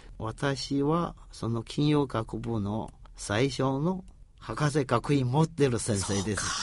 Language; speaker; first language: Japanese; non-native, fluent; Chinese